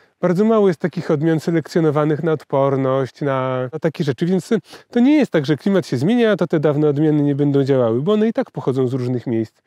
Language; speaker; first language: Polish; native; Polish